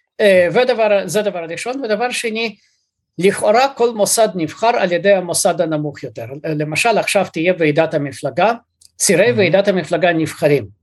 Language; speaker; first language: Hebrew; early bilingual, other home language; Russian